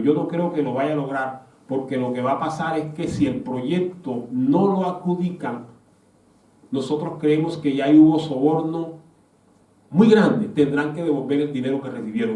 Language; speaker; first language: Spanish; native; Spanish